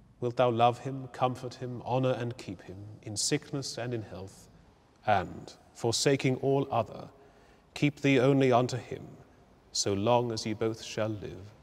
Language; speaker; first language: English; native; English